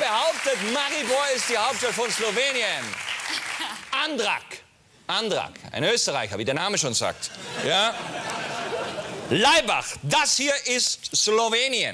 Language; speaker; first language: German; native; German